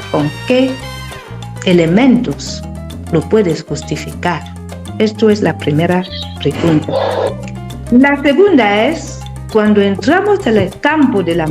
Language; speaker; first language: Spanish; non-native, fluent; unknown